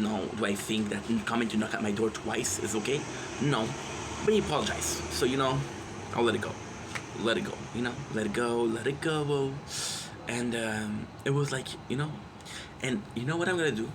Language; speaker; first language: English; non-native, local second language; French